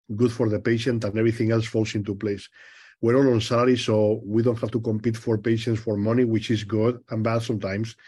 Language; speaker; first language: English; non-native, fluent; Spanish